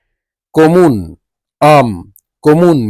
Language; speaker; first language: Spanish; non-native, local second language; Urdu